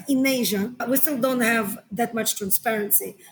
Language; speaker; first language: English; non-native, fluent; Hebrew